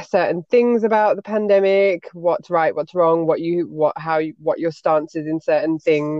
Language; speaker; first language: English; native; English